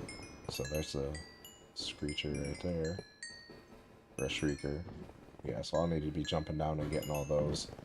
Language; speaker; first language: English; native; English